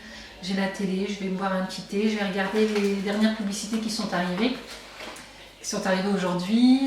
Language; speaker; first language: French; native; French